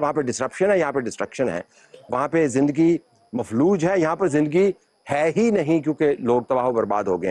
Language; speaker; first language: Urdu; native; Urdu